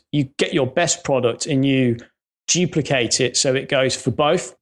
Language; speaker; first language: English; native; English